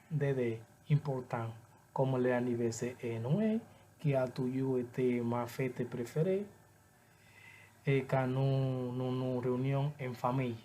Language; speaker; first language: French; non-native, learner; Spanish